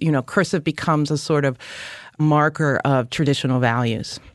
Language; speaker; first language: English; native; English